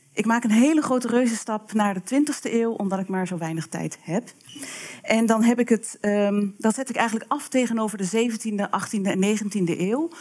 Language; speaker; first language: Dutch; native; Dutch